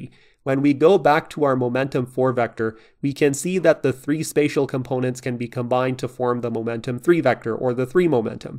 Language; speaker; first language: English; native; English